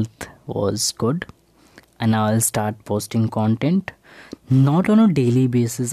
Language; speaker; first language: English; non-native, local second language; Hindi